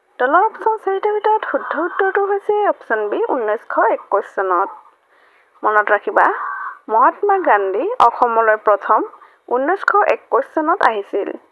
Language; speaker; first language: Assamese; native; Assamese